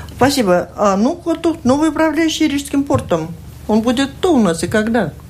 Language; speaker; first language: Russian; native; Russian